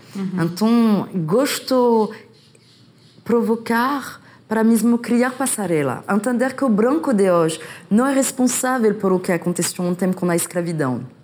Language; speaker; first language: Portuguese; non-native, fluent; French